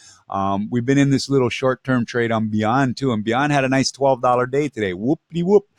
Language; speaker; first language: English; native; English